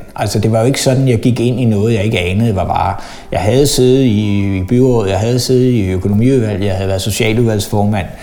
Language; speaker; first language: Danish; native; Danish